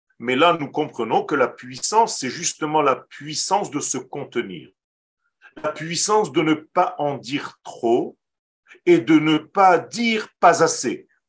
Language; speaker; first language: French; non-native, fluent; Hebrew